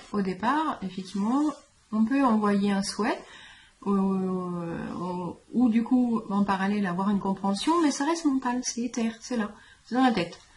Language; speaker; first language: French; native; French